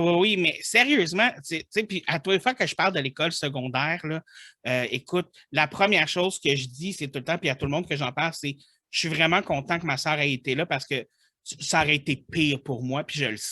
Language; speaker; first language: French; native; French